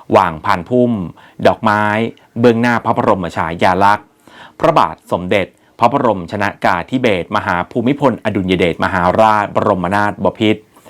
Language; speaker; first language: Thai; native; Thai